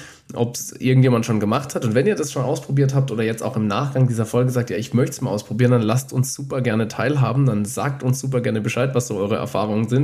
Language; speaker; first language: German; native; German